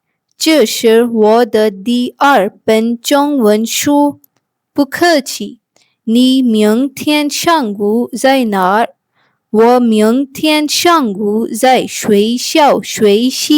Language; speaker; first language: Chinese; non-native, fluent; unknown